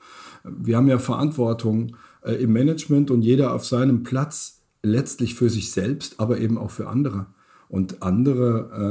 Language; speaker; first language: German; native; German